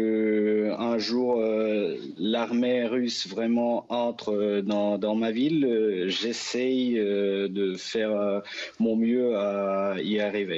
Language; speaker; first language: French; non-native, fluent; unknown